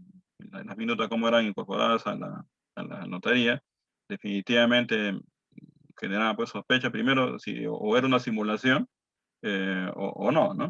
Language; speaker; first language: Spanish; native; Spanish